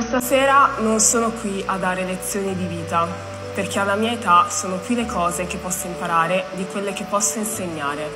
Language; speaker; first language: Italian; early bilingual, other home language; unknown